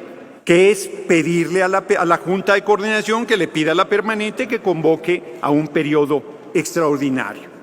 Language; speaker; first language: Spanish; native; Spanish